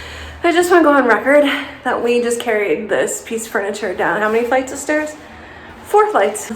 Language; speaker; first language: English; native; English